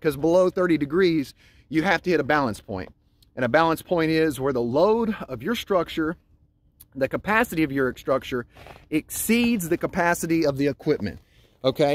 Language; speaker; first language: English; native; English